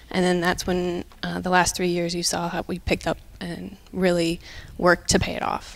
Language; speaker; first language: English; native; English